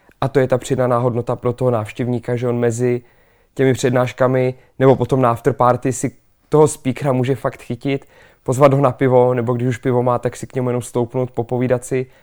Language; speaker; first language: Czech; native; Czech